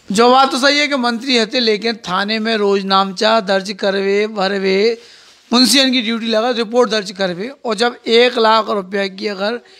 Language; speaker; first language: Hindi; native; Hindi